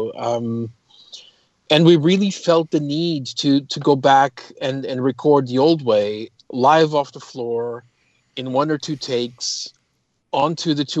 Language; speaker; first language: English; early bilingual, other home language; Portuguese